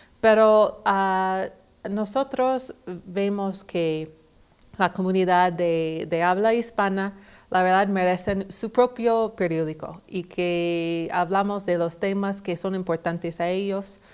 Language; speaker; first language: Spanish; non-native, fluent; English